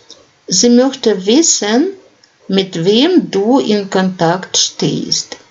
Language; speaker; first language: German; non-native, fluent; Russian